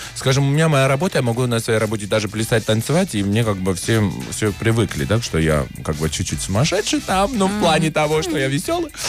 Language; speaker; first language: Russian; early bilingual, other home language; Armenian